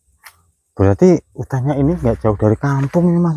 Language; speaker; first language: Indonesian; native; Indonesian